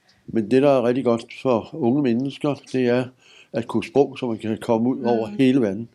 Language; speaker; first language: Danish; native; Danish